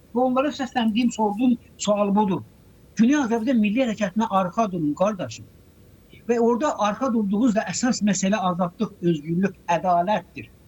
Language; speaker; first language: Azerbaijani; native; Azerbaijani